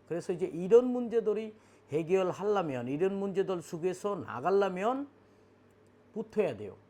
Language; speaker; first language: Korean; non-native, learner; Bangla